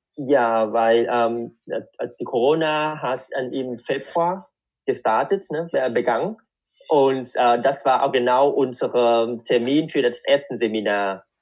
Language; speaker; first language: German; non-native, fluent; Vietnamese